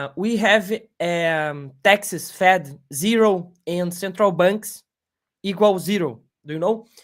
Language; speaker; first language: English; non-native, learner; Portuguese